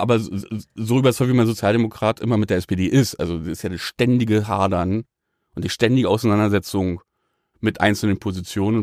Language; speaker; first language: German; native; German